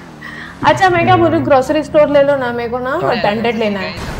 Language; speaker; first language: Hindi; native; Hindi